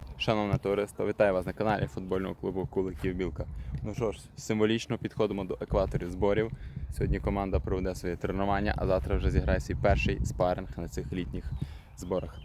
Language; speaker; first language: Ukrainian; native; Ukrainian